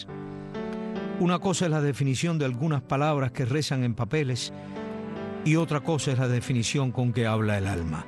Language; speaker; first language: Spanish; native; Spanish